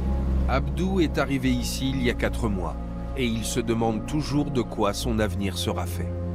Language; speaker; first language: French; native; French